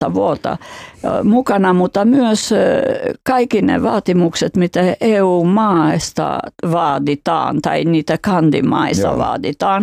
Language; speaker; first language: Finnish; non-native, fluent; Albanian